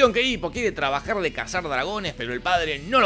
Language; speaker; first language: Spanish; native; Spanish